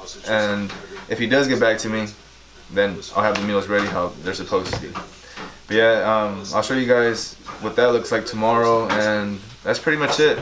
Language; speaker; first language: English; early bilingual, other home language; Spanish